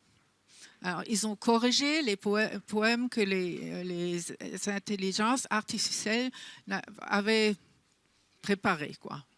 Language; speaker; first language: French; non-native, fluent; German